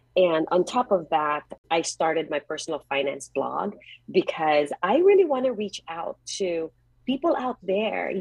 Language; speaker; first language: English; non-native, local second language; Filipino